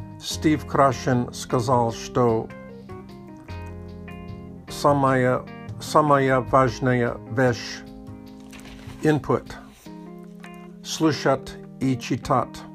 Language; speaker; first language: Russian; non-native, learner; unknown